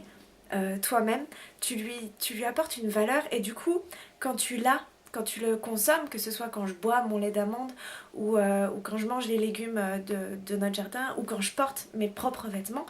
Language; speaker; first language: French; native; French